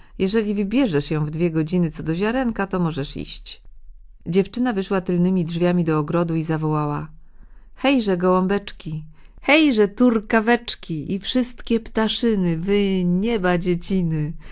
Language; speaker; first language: Polish; native; Polish